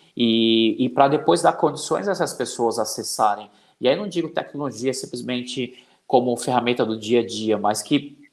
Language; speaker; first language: Portuguese; native; Portuguese